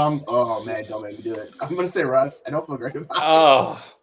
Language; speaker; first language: English; native; English